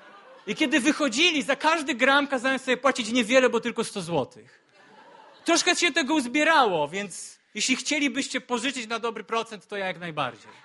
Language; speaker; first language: Polish; native; Polish